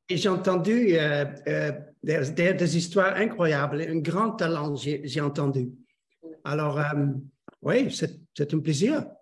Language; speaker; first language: French; non-native, learner; Dutch